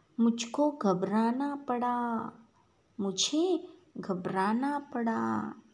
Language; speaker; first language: Hindi; non-native, local second language; Kannada